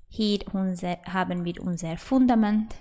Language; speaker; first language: German; non-native, fluent; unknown